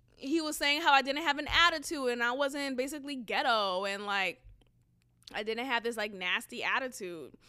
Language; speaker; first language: English; early bilingual, other home language; Haitian Creole